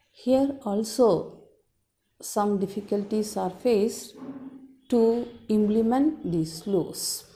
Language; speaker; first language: English; non-native, local second language; Malayalam